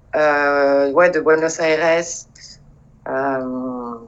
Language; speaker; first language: French; native; French